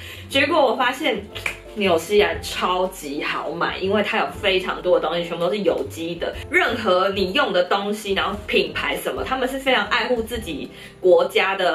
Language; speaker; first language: Chinese; native; Chinese